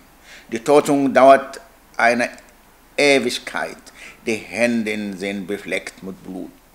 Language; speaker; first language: German; non-native, learner; Arabic